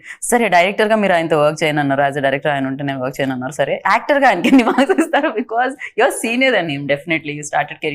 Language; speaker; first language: Telugu; native; Telugu